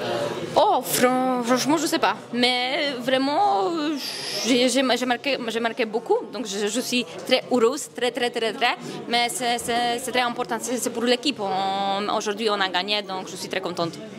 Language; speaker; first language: French; non-native, learner; Polish